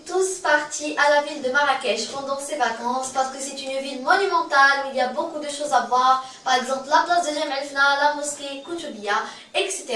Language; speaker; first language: French; non-native, local second language; Arabic